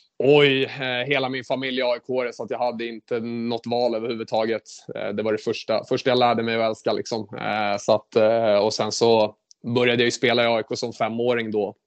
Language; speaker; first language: Swedish; native; Swedish